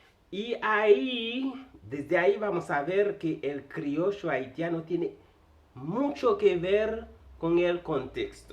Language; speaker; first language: Spanish; non-native, fluent; Haitian Creole